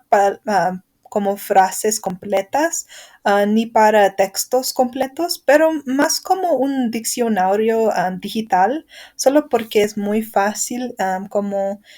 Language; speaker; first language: Spanish; non-native, fluent; English